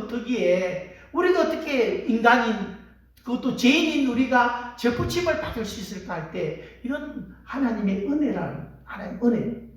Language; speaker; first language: Korean; native; Korean